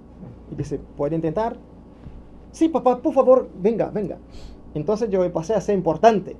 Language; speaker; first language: Spanish; non-native, learner; Portuguese